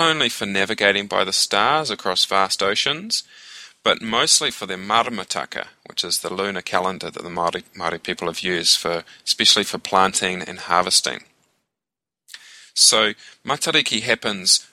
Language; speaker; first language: English; native; English